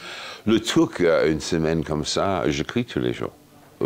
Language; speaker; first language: French; non-native, fluent; English